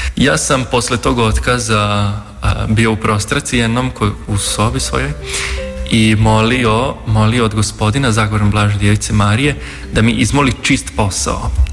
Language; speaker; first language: Bosnian; non-native, local second language; Hungarian